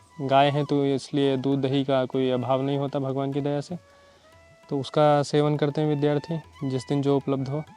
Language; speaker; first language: Hindi; native; Hindi